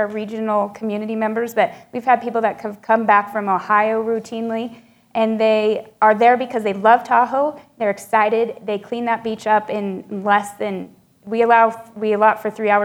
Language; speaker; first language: English; native; English